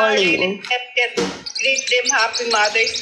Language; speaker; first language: English; non-native, local second language; Filipino